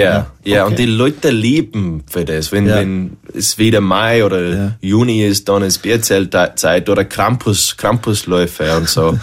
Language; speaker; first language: German; non-native, learner; English